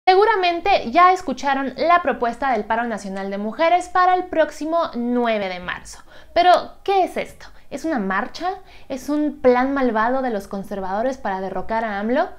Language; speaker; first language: Spanish; native; Spanish